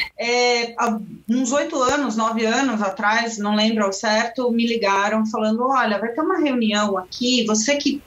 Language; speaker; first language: Portuguese; non-native, fluent; Spanish